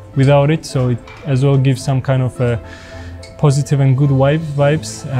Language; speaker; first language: English; non-native, fluent; Georgian